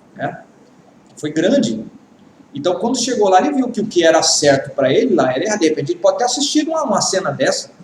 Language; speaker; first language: Portuguese; native; Portuguese